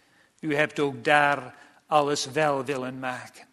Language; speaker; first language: Dutch; native; Dutch